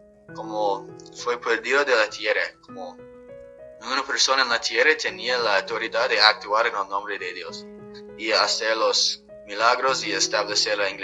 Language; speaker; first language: Spanish; non-native, fluent; English